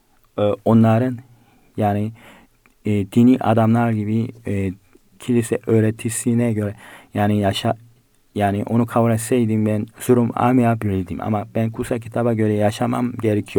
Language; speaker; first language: Turkish; non-native, fluent; Korean